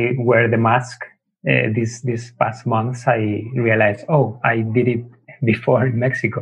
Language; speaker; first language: English; non-native, fluent; Spanish